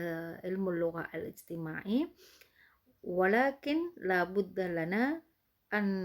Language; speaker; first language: Arabic; non-native, fluent; Indonesian